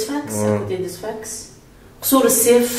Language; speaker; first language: French; non-native, local second language; Arabic